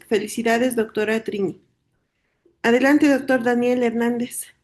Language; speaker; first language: Spanish; native; Spanish